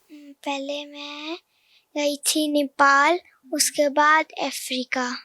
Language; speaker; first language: Hindi; non-native, local second language; Punjabi